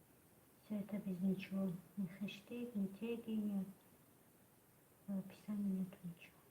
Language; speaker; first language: Russian; non-native, learner; Tajik